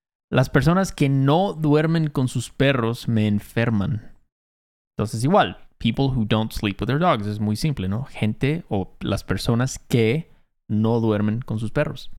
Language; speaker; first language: Spanish; native; Spanish